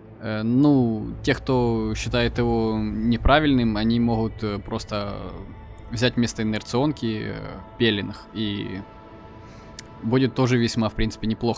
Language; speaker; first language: Russian; native; Russian